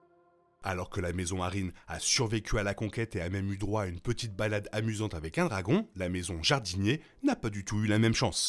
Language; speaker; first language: French; native; French